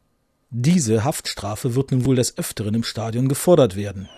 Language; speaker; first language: German; native; German